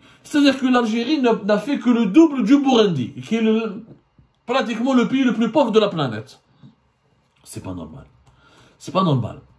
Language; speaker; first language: French; non-native, local second language; Arabic